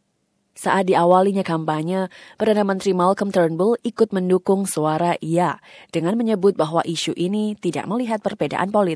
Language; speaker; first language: Indonesian; native; Indonesian